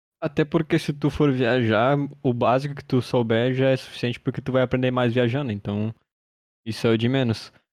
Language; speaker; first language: Portuguese; early bilingual, heritage; Portuguese